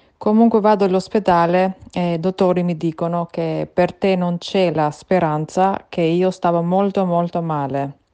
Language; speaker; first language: Italian; non-native, learner; Albanian